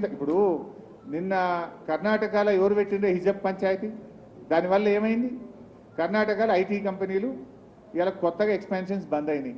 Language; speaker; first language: Telugu; native; Telugu